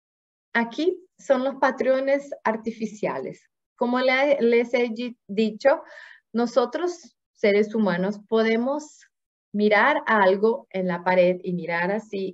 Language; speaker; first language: Spanish; non-native, fluent; Portuguese